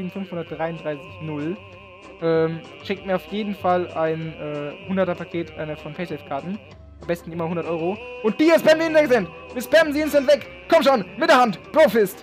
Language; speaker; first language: German; native; German